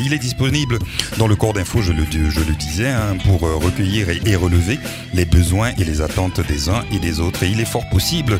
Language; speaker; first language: French; native; French